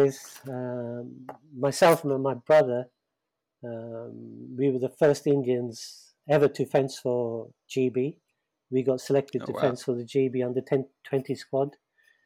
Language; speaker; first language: English; native; English